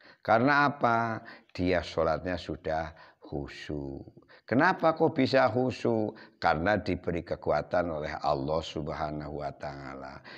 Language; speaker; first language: Indonesian; non-native, local second language; Javanese